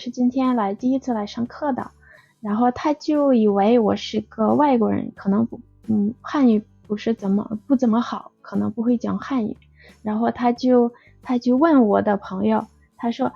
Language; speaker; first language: Chinese; non-native, fluent; Russian